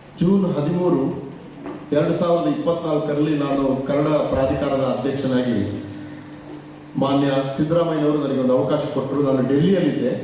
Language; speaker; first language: Kannada; non-native, local second language; Tulu